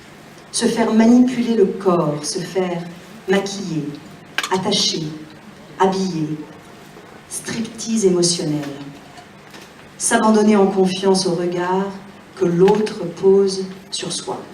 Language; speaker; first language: French; native; French